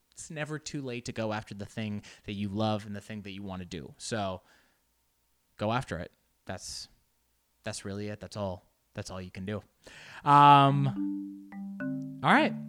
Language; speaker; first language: English; early bilingual, other home language; Spanish